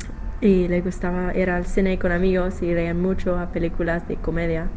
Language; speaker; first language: Spanish; non-native, learner; English